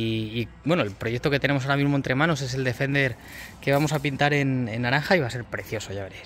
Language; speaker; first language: Spanish; native; Spanish